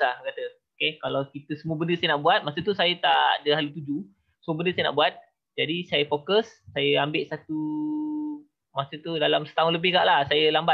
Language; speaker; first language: Malay; native; Malay